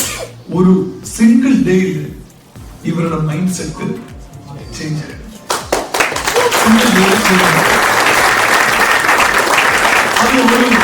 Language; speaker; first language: Tamil; non-native, local second language; Malayalam